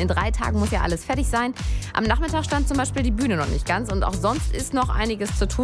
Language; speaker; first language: German; native; German